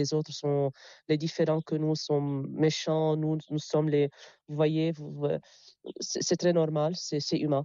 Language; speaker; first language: French; non-native, local second language; Arabic